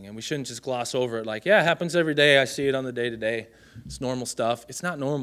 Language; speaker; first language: English; native; English